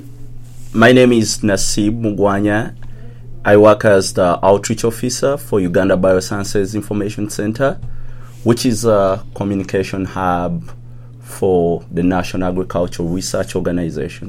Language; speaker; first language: English; non-native, local second language; Ganda